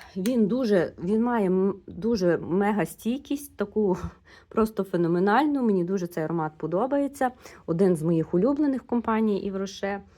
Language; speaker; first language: Ukrainian; non-native, local second language; Russian